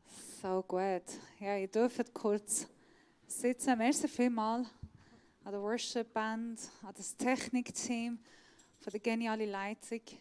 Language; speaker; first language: German; non-native, fluent; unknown